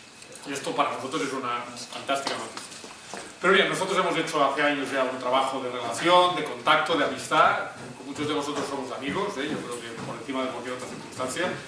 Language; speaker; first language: Spanish; native; Spanish